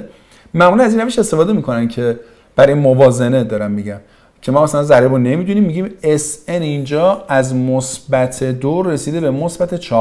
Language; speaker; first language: Persian; native; Persian